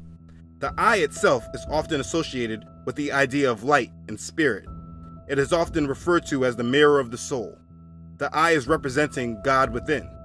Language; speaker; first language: English; native; English